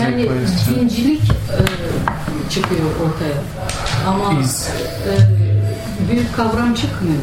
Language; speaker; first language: Turkish; early bilingual, heritage; Turkish